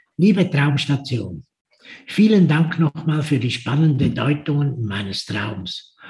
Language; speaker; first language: German; native; German